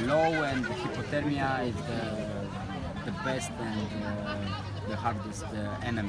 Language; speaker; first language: English; non-native, learner; Romanian